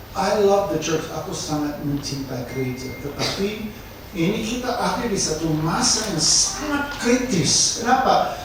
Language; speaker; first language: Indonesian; non-native, fluent; English